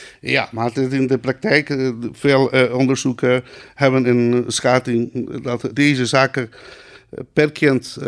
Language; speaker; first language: Dutch; non-native, local second language; Spanish